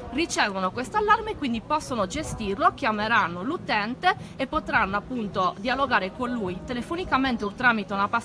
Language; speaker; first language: Italian; native; Italian